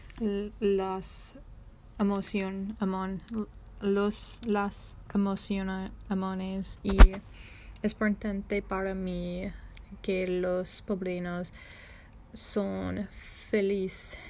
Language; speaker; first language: Spanish; non-native, learner; English